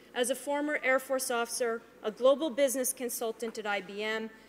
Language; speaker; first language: English; native; English